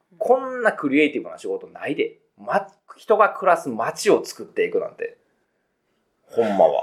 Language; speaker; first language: Japanese; native; Japanese